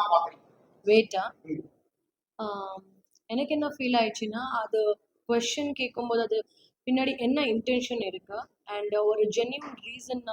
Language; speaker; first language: Tamil; non-native, fluent; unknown